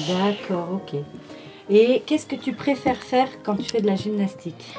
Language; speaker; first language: French; native; French